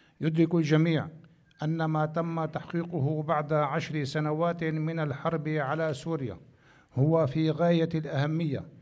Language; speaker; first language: Arabic; native; Arabic